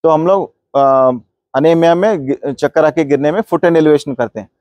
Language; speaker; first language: Hindi; non-native, local second language; Kannada